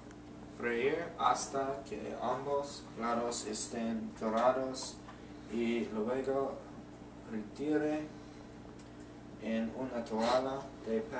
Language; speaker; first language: Spanish; non-native, learner; English